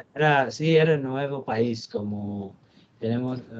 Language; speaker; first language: Spanish; non-native, learner; Bangla